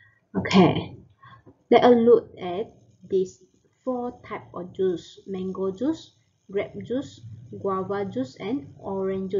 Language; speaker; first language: English; non-native, local second language; Malay